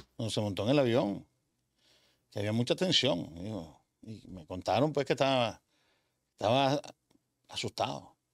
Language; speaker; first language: Spanish; native; Spanish